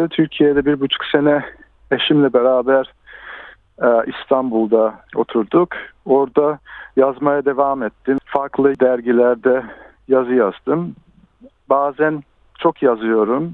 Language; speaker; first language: Turkish; early bilingual, heritage; Turkish